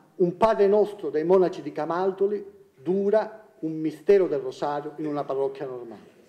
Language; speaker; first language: Italian; native; Italian